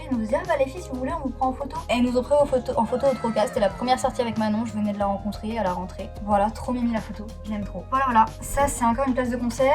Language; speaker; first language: French; native; French